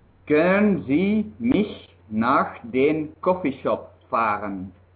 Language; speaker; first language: German; non-native, learner; Dutch